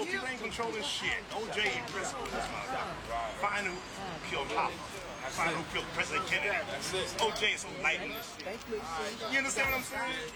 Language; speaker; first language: English; native; English